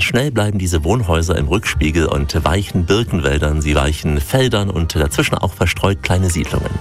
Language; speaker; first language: German; native; German